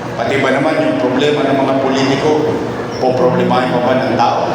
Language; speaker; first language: Filipino; native; Filipino